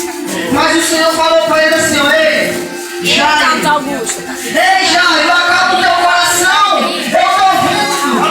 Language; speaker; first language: Portuguese; native; Portuguese